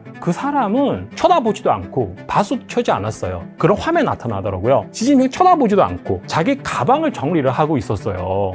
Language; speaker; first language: Korean; non-native, fluent; Chinese